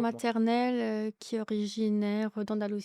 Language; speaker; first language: French; native; French